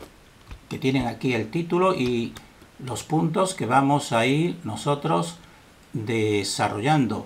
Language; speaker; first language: Spanish; native; Spanish